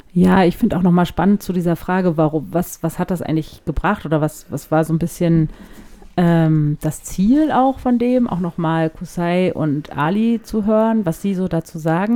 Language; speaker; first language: German; native; German